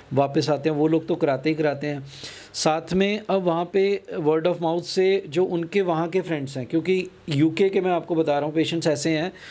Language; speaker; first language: Hindi; non-native, local second language; Punjabi